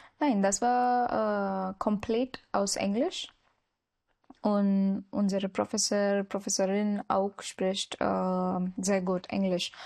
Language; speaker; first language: German; non-native, learner; Marathi